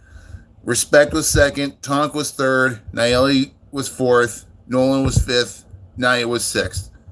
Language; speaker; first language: English; native; English